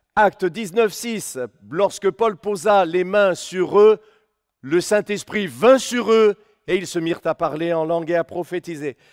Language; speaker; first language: French; native; French